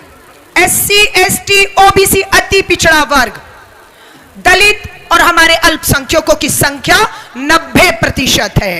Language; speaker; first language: Hindi; native; Hindi